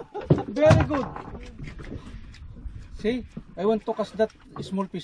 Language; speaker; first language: English; non-native, learner; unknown